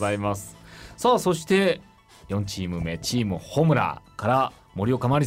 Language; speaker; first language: Japanese; native; Japanese